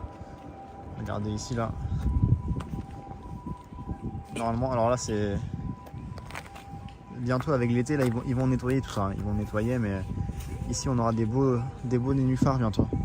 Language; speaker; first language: French; native; French